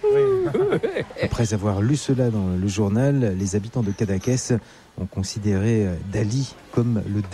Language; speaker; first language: French; native; French